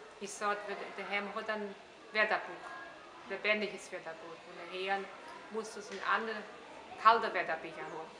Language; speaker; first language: German; early bilingual, heritage; German